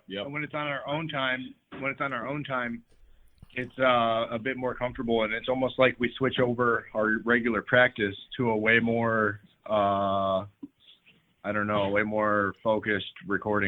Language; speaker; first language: English; native; English